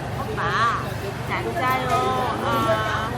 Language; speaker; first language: Korean; non-native, learner; Vietnamese